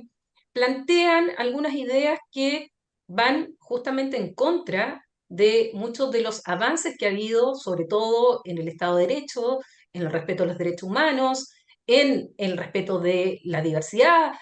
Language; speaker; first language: Spanish; native; Spanish